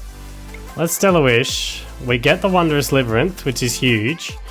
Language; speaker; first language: English; native; English